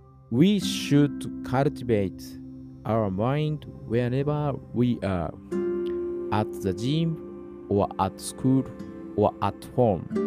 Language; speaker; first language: English; non-native, fluent; Japanese